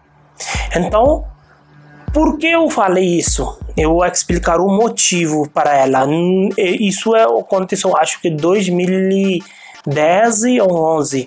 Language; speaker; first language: Portuguese; non-native, fluent; Hindi